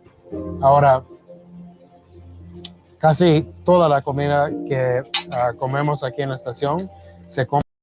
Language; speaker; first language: Spanish; early bilingual, heritage; Spanish